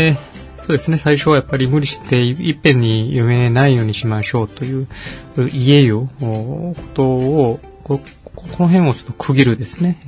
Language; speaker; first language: Japanese; non-native, fluent; Korean